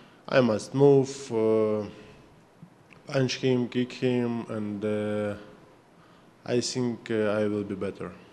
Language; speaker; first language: English; non-native, learner; Russian